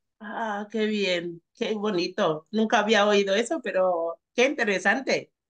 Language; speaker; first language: Spanish; non-native, fluent; English